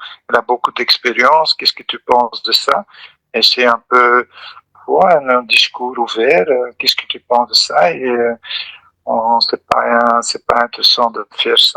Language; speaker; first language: French; non-native, local second language; Dutch